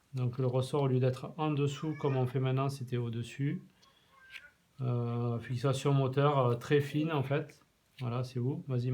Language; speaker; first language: French; native; French